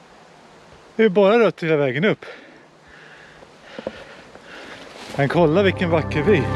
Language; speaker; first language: Swedish; native; Swedish